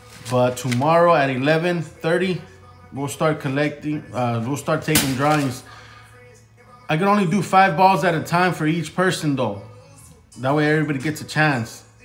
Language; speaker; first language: English; early bilingual, other home language; Spanish